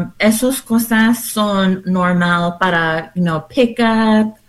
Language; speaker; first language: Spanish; non-native, learner; English